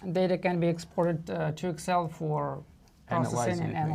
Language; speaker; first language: English; non-native, fluent; Russian